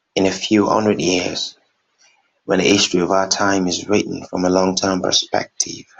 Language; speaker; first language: English; non-native, local second language; Yoruba